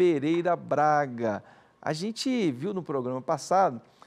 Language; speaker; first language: Portuguese; native; Portuguese